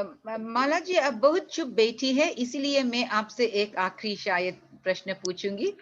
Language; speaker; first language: Hindi; early bilingual, heritage; Hindi